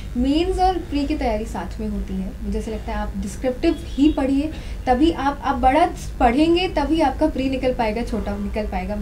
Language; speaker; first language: Hindi; native; Hindi